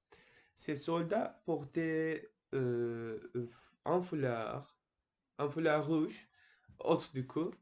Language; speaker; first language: French; non-native, learner; Turkish